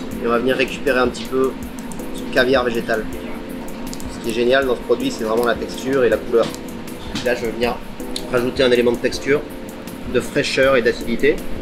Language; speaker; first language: French; native; French